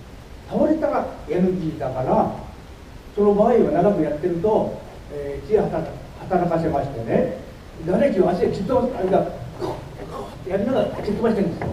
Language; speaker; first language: Japanese; native; Japanese